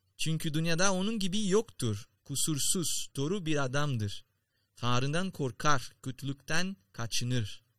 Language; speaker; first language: Turkish; non-native, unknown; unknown